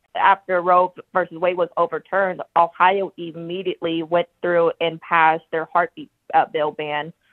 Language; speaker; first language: English; native; English